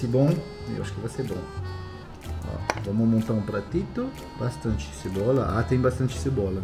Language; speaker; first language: Portuguese; non-native, fluent; French